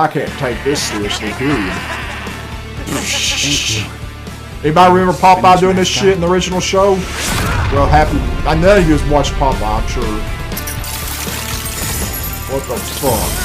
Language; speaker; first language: English; native; English